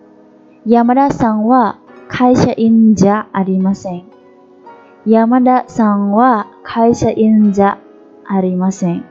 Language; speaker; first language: Japanese; non-native, fluent; Khmer